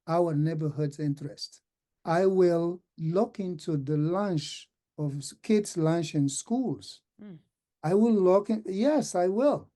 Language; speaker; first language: English; non-native, fluent; Portuguese